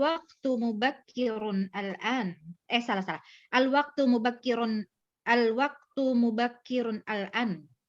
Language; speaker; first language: Arabic; non-native, learner; Indonesian